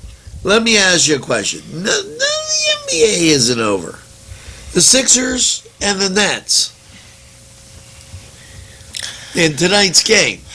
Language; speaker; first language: English; native; English